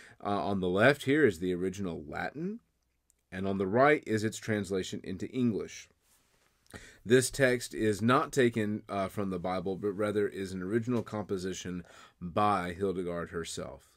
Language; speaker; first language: English; native; English